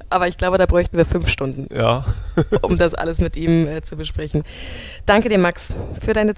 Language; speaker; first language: German; native; German